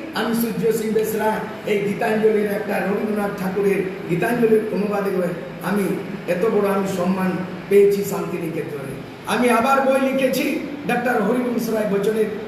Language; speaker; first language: Bangla; non-native, local second language; Santali